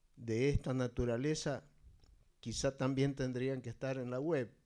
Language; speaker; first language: Spanish; native; Spanish